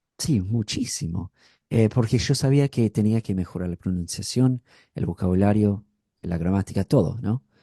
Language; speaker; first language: Spanish; non-native, fluent; English